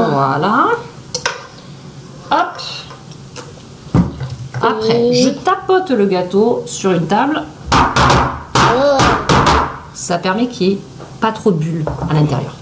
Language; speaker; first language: French; native; French